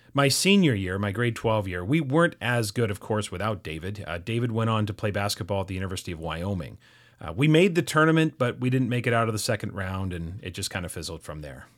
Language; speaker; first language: English; native; English